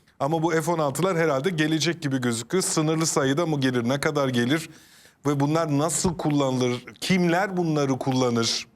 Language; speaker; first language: Turkish; native; Turkish